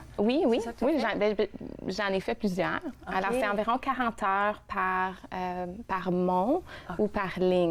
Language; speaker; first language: French; native; French